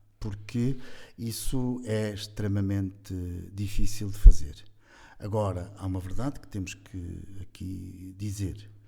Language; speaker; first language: Portuguese; native; Portuguese